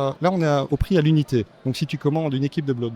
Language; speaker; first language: French; native; French